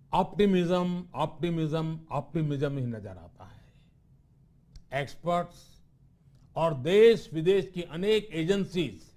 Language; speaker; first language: Hindi; non-native, local second language; Gujarati